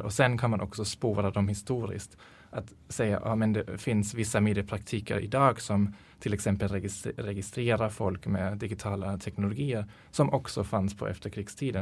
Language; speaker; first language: Swedish; non-native, fluent; German